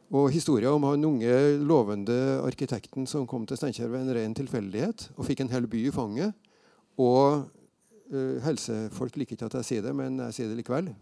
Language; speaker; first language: Norwegian; native; Norwegian